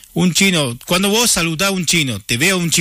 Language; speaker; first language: Spanish; non-native, learner; Chinese